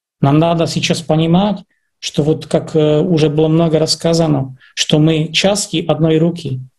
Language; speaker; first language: Russian; non-native, fluent; Czech